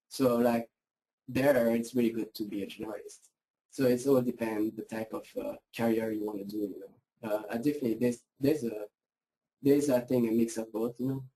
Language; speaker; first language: English; non-native, fluent; French